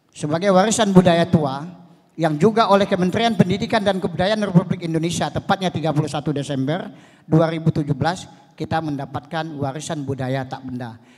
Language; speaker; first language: Indonesian; native; Indonesian